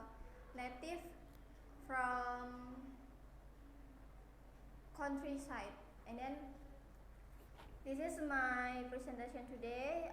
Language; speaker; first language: English; non-native, learner; Indonesian